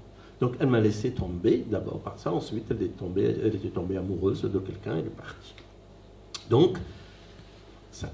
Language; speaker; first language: French; non-native, fluent; Persian